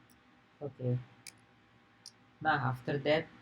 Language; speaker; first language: English; non-native, learner; Indonesian